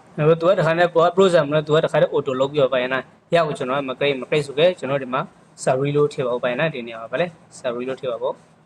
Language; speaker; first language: Burmese; native; Burmese